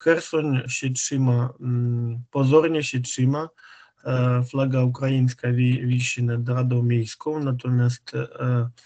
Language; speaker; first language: Polish; non-native, fluent; Ukrainian